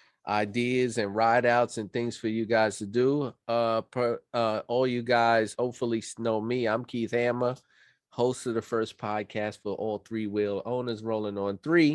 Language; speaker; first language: English; native; English